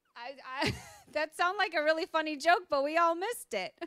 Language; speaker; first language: English; native; English